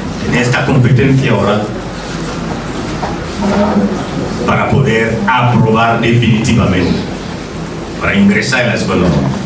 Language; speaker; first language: Spanish; non-native, fluent; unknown